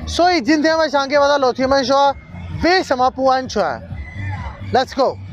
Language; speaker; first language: Chinese; non-native, fluent; Urdu